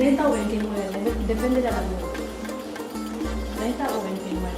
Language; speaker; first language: Spanish; non-native, learner; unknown